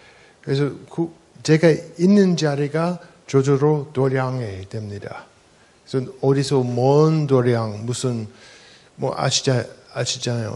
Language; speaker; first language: Korean; non-native, fluent; English